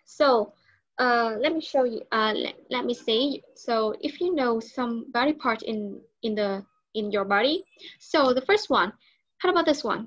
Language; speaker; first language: English; non-native, learner; Vietnamese